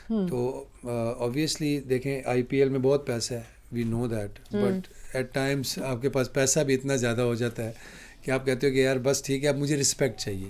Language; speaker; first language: Urdu; native; Urdu